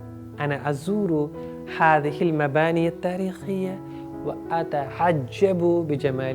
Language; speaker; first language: Arabic; non-native, fluent; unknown